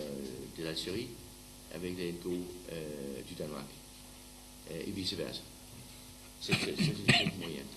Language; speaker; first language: French; non-native, learner; Danish